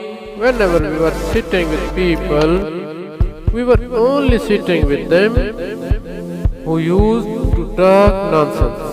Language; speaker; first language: English; non-native, local second language; Urdu